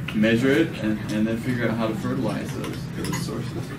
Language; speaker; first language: English; non-native, fluent; Danish